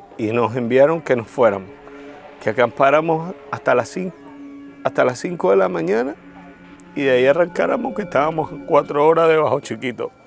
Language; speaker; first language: Spanish; native; Spanish